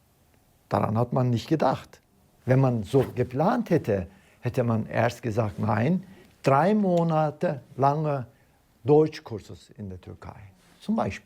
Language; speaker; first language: German; non-native, fluent; Turkish